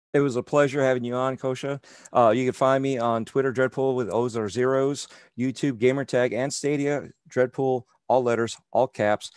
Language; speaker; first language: English; native; English